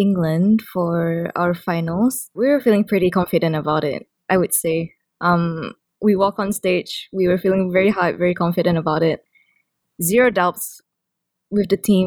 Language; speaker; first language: English; non-native, local second language; Malay